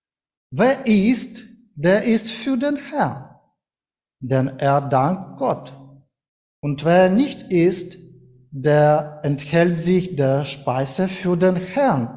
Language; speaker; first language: German; non-native, learner; Ukrainian